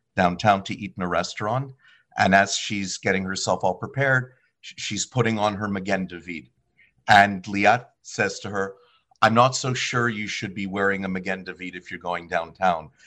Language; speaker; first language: English; early bilingual, other home language; Polish